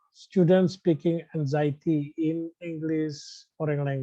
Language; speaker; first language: English; non-native, fluent; Indonesian